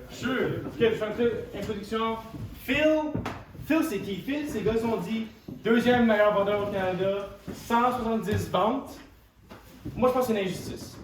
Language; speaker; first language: French; native; French